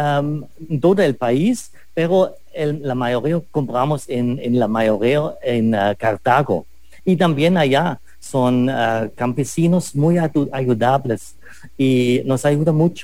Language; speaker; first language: Spanish; non-native, fluent; German